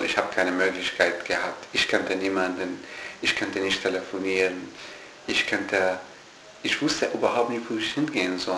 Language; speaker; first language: German; non-native, learner; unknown